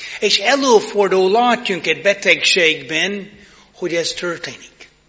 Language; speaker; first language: Hungarian; non-native, learner; English